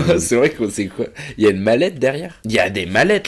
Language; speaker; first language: French; native; French